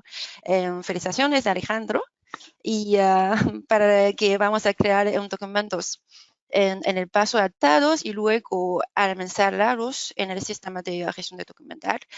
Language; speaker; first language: Spanish; non-native, fluent; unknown